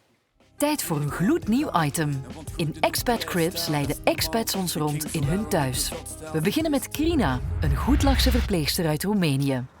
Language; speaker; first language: Dutch; native; Dutch